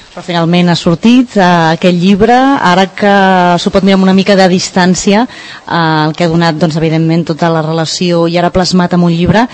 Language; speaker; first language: Catalan; native; Catalan